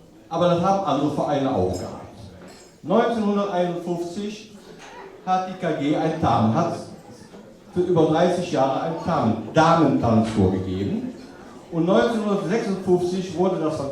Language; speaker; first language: German; native; German